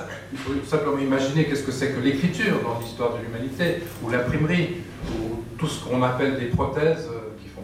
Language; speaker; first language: French; native; French